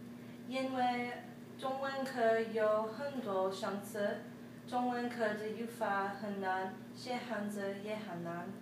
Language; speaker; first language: Chinese; non-native, learner; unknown